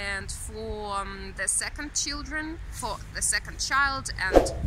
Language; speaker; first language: English; non-native, fluent; Russian